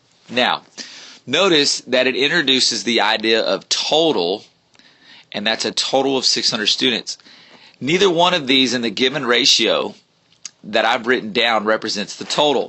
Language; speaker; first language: English; native; English